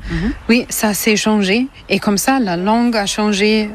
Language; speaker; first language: French; non-native, learner; German